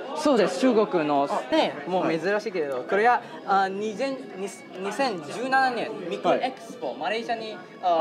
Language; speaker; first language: Japanese; non-native, fluent; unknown